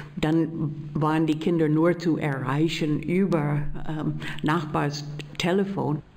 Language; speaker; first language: German; native; German